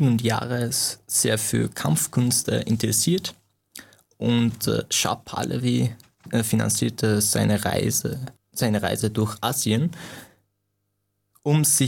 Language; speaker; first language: German; non-native, fluent; Persian